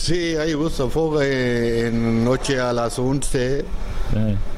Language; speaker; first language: Spanish; non-native, learner; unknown